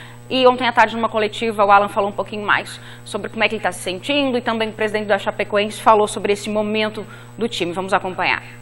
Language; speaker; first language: Portuguese; native; Portuguese